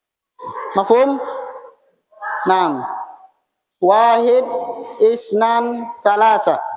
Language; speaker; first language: Arabic; non-native, fluent; Indonesian